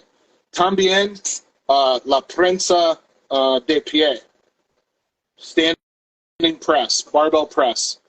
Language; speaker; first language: Spanish; non-native, fluent; English